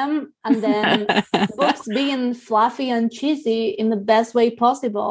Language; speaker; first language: English; non-native, fluent; Spanish